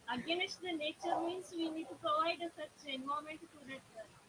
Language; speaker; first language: English; non-native, local second language; Kannada